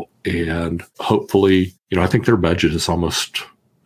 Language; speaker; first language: English; native; English